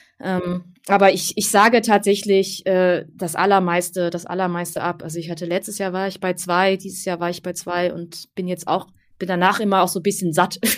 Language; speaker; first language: German; early bilingual, other home language; Vietnamese